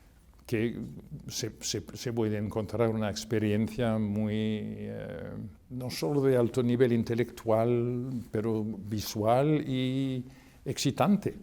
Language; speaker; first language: Spanish; non-native, fluent; French